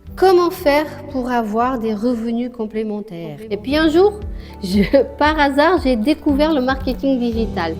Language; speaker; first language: French; non-native, fluent; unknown